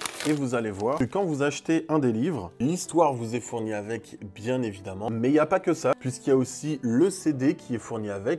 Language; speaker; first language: French; native; French